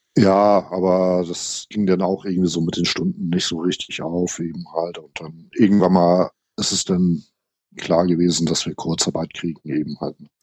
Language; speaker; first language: German; native; German